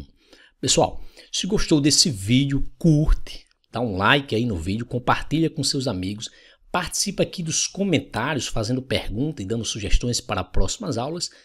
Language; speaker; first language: Portuguese; native; Portuguese